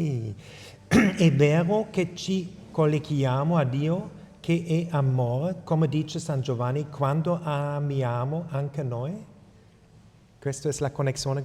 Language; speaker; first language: Italian; non-native, fluent; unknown